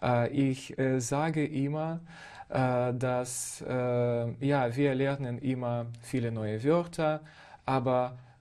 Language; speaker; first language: German; non-native, fluent; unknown